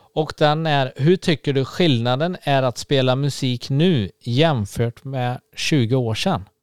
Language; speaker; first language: Swedish; native; Swedish